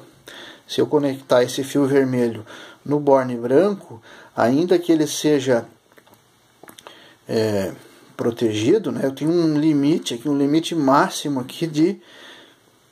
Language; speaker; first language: Portuguese; native; Portuguese